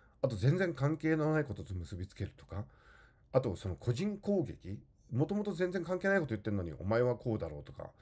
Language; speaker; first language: Japanese; native; Japanese